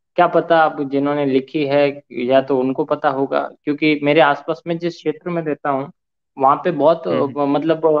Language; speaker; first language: Hindi; native; Hindi